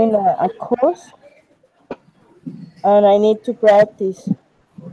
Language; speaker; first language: English; non-native, learner; Spanish